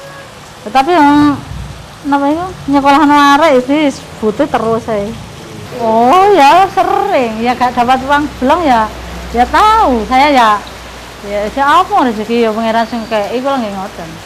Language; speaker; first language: Indonesian; non-native, local second language; Javanese